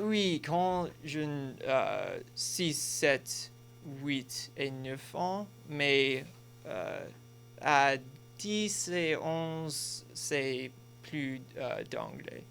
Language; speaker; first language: French; non-native, learner; English